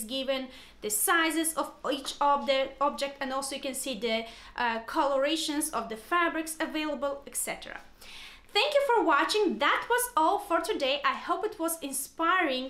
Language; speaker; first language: English; non-native, fluent; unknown